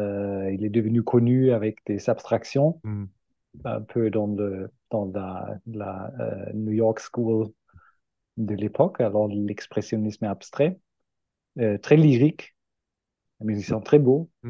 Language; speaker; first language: French; non-native, fluent; German